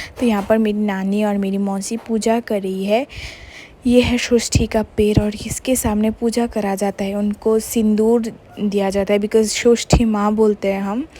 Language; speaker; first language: Hindi; non-native, local second language; Bangla